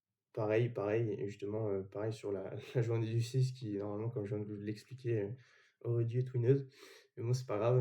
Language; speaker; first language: French; native; French